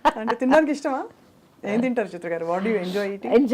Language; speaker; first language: Telugu; native; Telugu